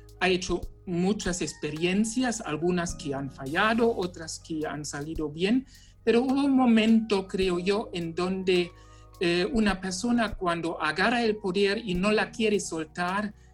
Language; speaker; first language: Spanish; non-native, fluent; German